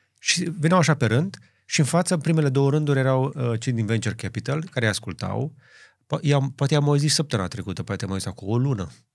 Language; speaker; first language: Romanian; native; Romanian